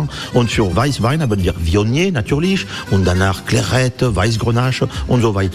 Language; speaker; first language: German; non-native, learner; French